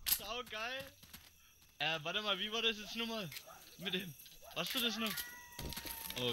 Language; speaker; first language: German; native; German